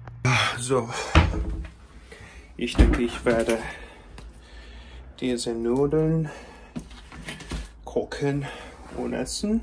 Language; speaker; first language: German; non-native, learner; Korean